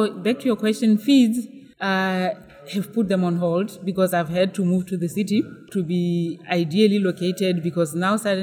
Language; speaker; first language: English; non-native, local second language; Tswana